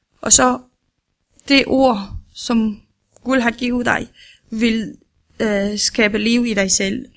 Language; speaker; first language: Danish; non-native, learner; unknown